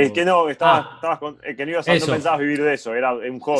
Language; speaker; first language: Spanish; native; Spanish